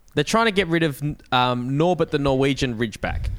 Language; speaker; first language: English; native; English